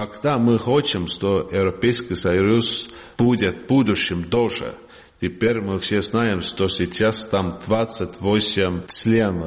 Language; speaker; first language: Russian; non-native, learner; Estonian